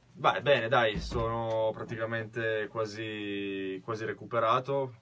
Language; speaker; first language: Italian; native; Italian